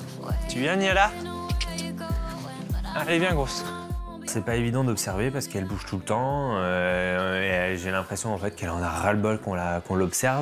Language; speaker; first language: French; native; French